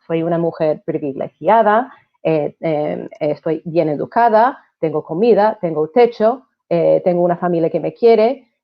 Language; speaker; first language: Spanish; non-native, fluent; English